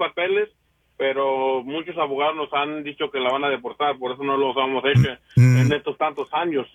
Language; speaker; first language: Spanish; early bilingual, heritage; Spanish